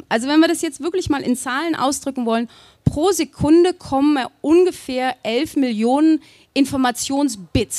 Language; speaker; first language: German; native; German